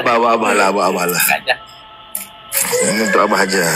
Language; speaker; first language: Malay; native; Malay